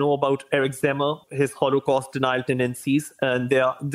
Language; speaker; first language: English; non-native, local second language; Urdu